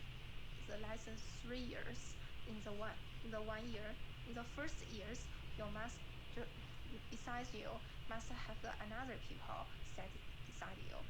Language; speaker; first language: English; non-native, learner; Chinese